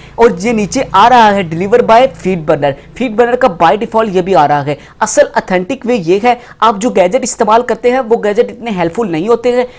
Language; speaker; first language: Urdu; non-native, local second language; Punjabi